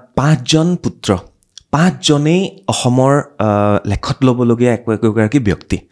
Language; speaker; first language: Assamese; native; Assamese